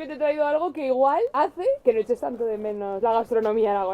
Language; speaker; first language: Spanish; native; Spanish